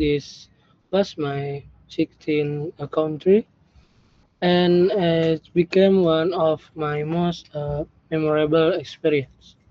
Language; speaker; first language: English; non-native, learner; Indonesian